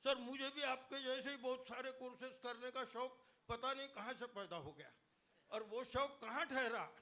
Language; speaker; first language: Hindi; non-native, local second language; Marathi